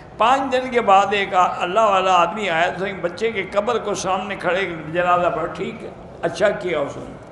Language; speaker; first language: Urdu; early bilingual, heritage; Urdu